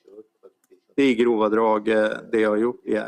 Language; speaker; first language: Swedish; native; Swedish